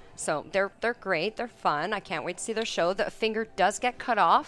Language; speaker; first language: English; native; English